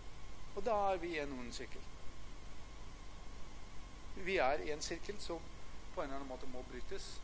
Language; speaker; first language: Norwegian; non-native, fluent; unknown